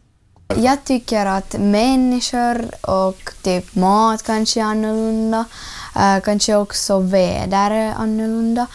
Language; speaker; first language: Swedish; non-native, learner; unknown